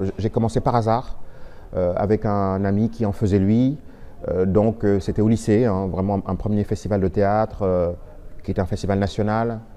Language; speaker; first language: French; non-native, local second language; Wolof